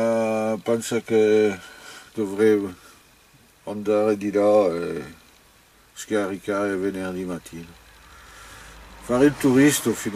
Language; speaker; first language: Italian; non-native, fluent; French